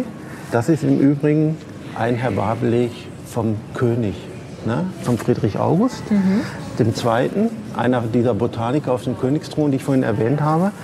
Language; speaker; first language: German; native; German